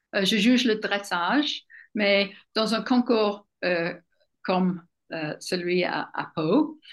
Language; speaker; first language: French; non-native, fluent; English